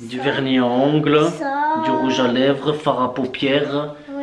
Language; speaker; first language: French; native; French